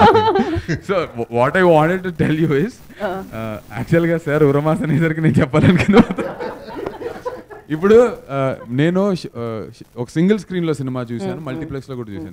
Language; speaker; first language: Telugu; native; Telugu